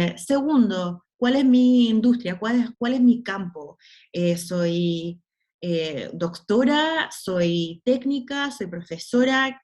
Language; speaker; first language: Spanish; non-native, fluent; English